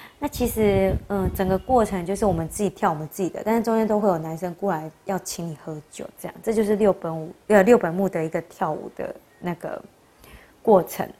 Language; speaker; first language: Chinese; native; Chinese